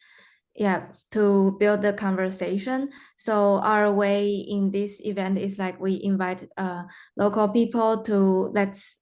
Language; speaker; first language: English; non-native, fluent; Chinese